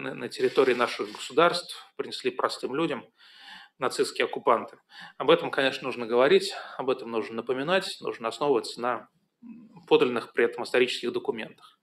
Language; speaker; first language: Russian; native; Russian